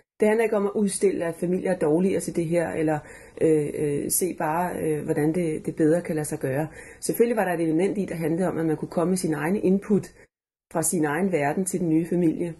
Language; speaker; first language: Danish; native; Danish